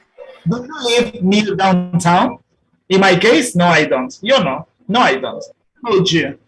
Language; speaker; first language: English; non-native, fluent; Spanish